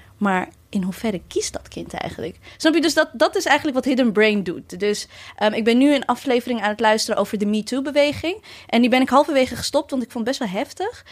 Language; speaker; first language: Dutch; early bilingual, other home language; Amharic